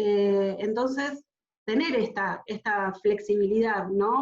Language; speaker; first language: Spanish; native; Spanish